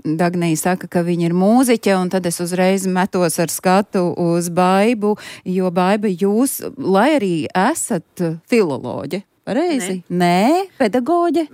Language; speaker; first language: Latvian; native; Latvian